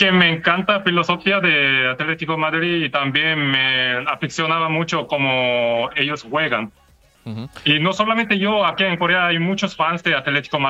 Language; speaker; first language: Spanish; non-native, fluent; Korean